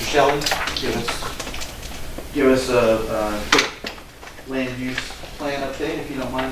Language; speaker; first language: English; native; English